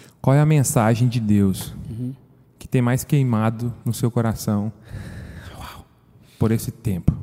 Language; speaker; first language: Portuguese; native; Portuguese